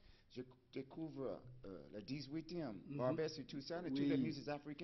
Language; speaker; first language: French; non-native, fluent; English